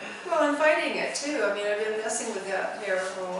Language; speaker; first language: English; native; English